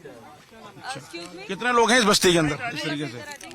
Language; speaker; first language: Hindi; native; Hindi